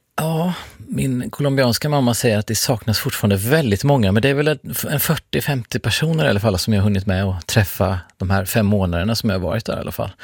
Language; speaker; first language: Swedish; native; Swedish